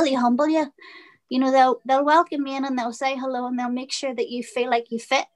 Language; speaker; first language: English; native; English